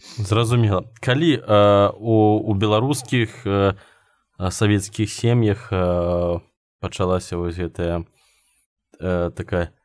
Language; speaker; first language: Belarusian; non-native, local second language; Russian